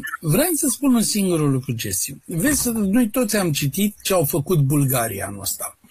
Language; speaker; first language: Romanian; native; Romanian